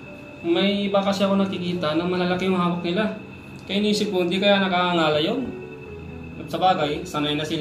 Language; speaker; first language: Filipino; native; Filipino